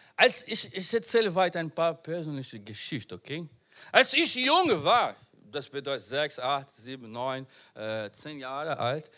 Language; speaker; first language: German; non-native, learner; Portuguese